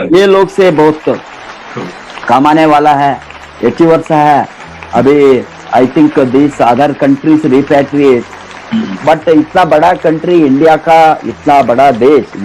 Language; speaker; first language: Hindi; non-native, local second language; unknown